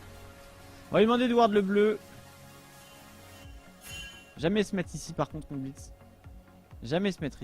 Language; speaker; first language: French; native; French